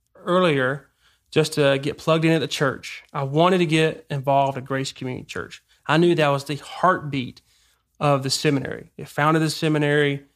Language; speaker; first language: English; native; English